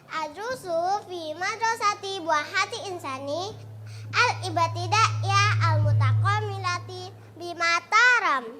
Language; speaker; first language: Arabic; non-native, learner; Indonesian